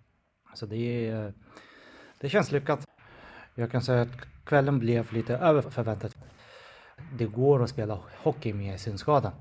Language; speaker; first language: Swedish; non-native, fluent; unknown